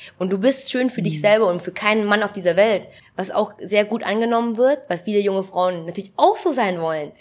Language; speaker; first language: German; early bilingual, other home language; Vietnamese